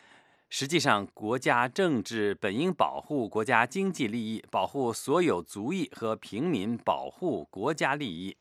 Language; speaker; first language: Chinese; native; Chinese